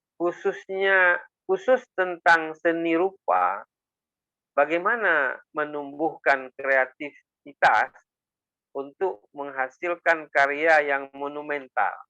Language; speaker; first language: Malay; native; Malay